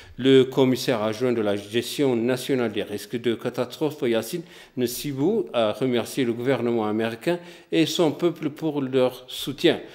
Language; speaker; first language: French; non-native, fluent; Amharic